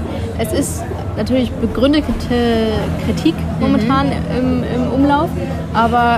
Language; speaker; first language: German; native; German